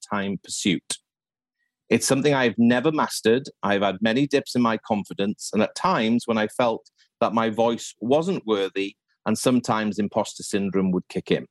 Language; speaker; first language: English; native; English